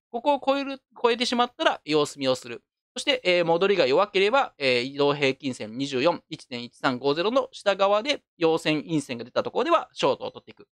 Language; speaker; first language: Japanese; native; Japanese